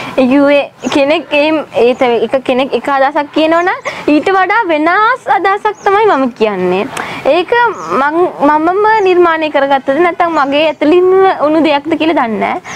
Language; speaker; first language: Sinhala; non-native, local second language; Tamil